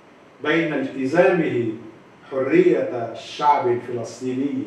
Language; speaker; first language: Arabic; native; Arabic